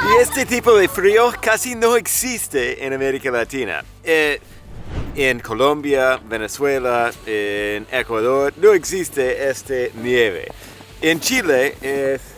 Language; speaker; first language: Spanish; non-native, fluent; English